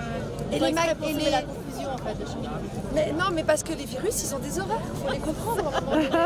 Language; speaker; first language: French; native; French